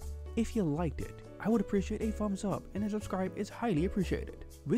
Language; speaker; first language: English; non-native, fluent; Dutch